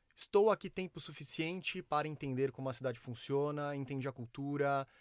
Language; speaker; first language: Portuguese; native; Portuguese